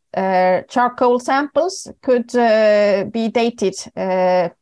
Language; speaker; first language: English; non-native, fluent; Estonian